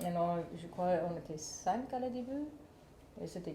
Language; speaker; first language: French; non-native, learner; English